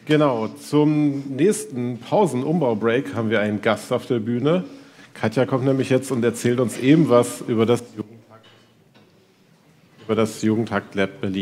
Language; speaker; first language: German; native; German